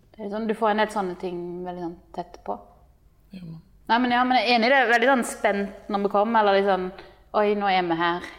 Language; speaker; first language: Norwegian; native; Norwegian